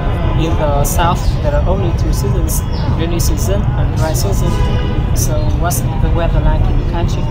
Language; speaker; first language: English; non-native, learner; Vietnamese